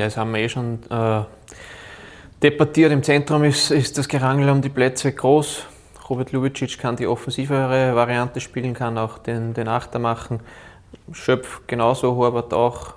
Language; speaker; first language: German; native; German